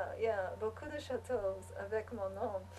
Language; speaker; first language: French; non-native, learner; English